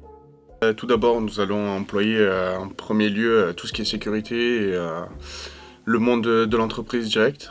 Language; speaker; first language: French; native; French